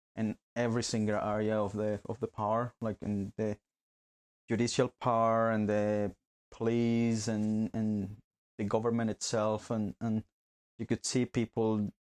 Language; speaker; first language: English; non-native, fluent; Spanish